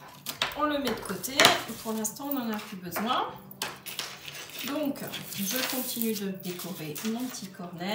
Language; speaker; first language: French; native; French